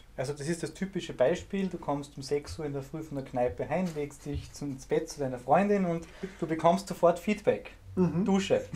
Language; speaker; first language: German; native; German